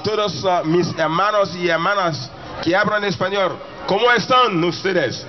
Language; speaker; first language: Spanish; non-native, learner; Haitian Creole